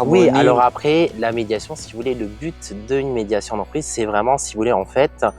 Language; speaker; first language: French; native; French